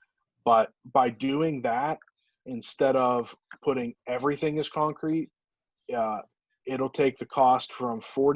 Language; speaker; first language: English; native; English